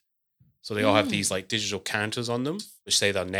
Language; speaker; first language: English; native; English